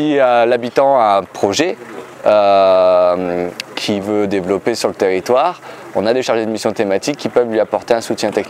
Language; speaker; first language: French; native; French